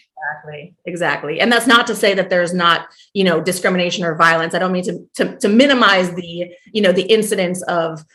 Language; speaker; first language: English; native; English